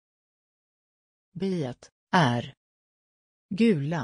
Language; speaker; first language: Swedish; non-native, learner; English